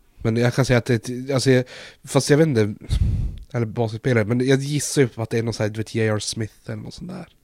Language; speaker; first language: Swedish; native; Swedish